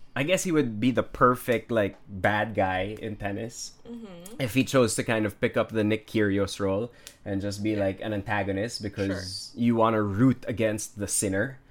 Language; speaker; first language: English; non-native, local second language; Filipino